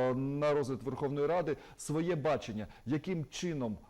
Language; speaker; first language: Ukrainian; native; Ukrainian